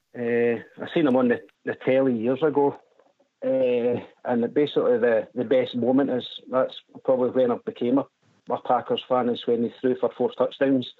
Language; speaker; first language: English; native; English